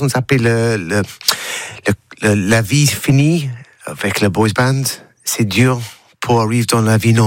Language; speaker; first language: French; non-native, learner; English